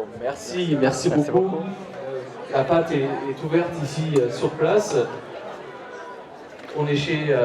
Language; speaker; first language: French; native; French